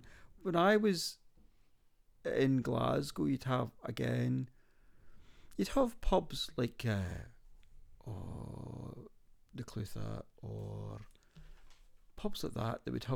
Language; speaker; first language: English; native; English